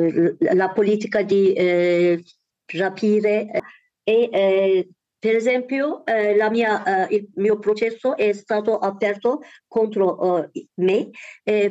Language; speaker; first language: Italian; non-native, learner; Turkish